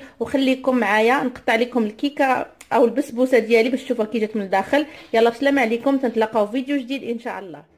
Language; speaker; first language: Arabic; native; Arabic